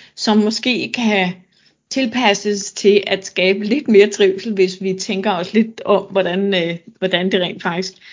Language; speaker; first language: Danish; native; Danish